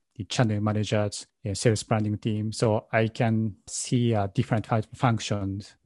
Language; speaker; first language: English; non-native, learner; Japanese